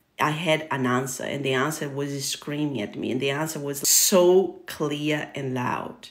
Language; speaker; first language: English; non-native, fluent; Portuguese